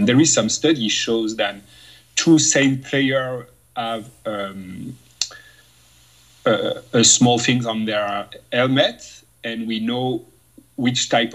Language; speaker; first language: English; non-native, fluent; French